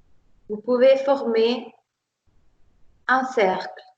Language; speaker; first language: French; non-native, fluent; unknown